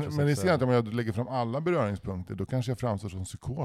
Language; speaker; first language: Swedish; native; Swedish